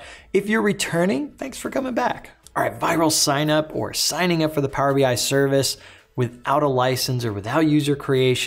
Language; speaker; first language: English; native; English